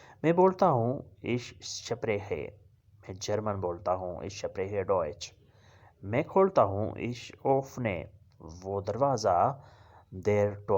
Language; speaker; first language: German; non-native, learner; Urdu